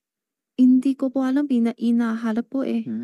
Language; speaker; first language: Filipino; non-native, learner; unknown